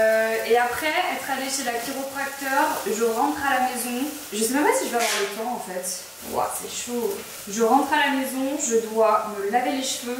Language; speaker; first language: French; native; French